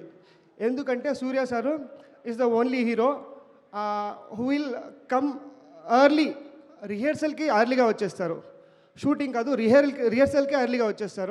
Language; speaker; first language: Telugu; non-native, learner; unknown